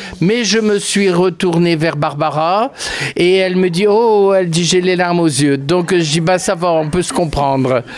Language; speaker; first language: French; early bilingual, other home language; Polish